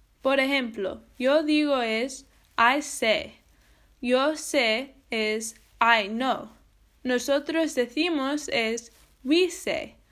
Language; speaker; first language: Spanish; non-native, fluent; English